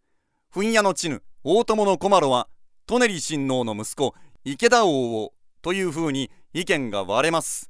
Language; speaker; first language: Japanese; native; Japanese